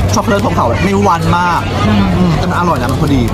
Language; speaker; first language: Thai; non-native, fluent; Indonesian